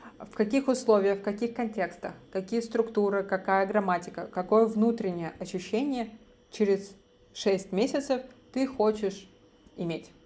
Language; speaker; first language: Russian; native; Russian